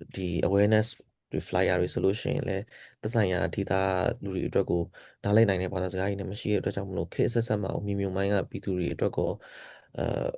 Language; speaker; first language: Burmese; non-native, local second language; S'gaw Karen